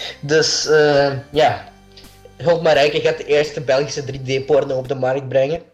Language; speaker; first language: Dutch; native; Dutch